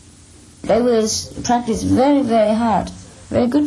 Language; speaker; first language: English; non-native, fluent; Vietnamese